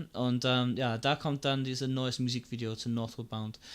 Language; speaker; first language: German; non-native, fluent; English